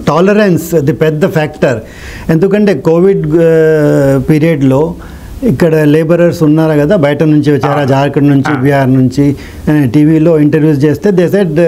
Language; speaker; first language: Telugu; non-native, local second language; Rajasthani